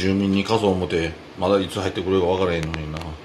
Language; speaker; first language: Japanese; native; Japanese